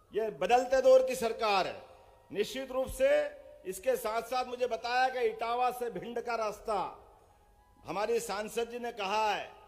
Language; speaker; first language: Hindi; native; Hindi